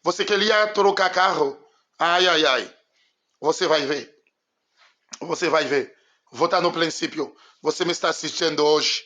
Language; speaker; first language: Portuguese; non-native, learner; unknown